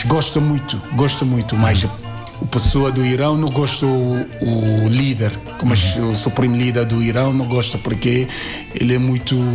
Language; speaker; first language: Portuguese; non-native, learner; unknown